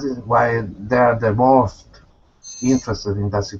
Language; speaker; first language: English; non-native, learner; Spanish